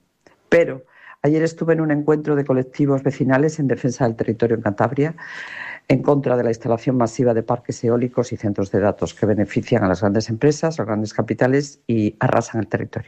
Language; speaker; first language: Spanish; native; Spanish